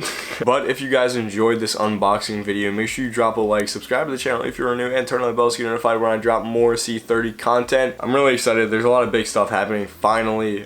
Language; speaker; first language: English; native; English